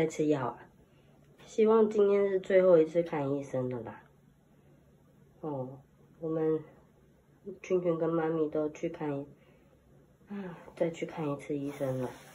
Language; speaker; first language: Chinese; native; Chinese